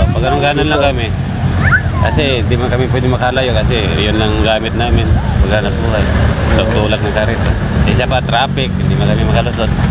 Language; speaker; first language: Filipino; non-native, local second language; Cebuano